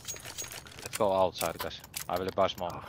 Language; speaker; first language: English; non-native, learner; Finnish